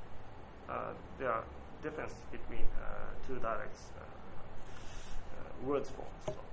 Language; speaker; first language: English; non-native, learner; Japanese